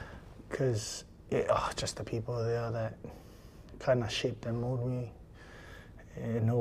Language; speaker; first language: English; non-native, fluent; Samoan